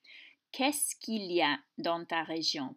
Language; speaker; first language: French; non-native, fluent; English